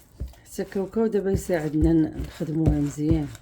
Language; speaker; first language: Arabic; native; Arabic